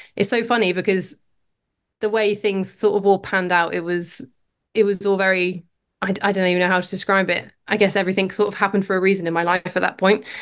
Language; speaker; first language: English; native; English